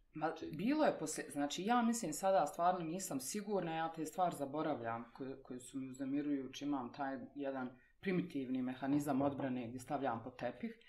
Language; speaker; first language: Bosnian; native; Bosnian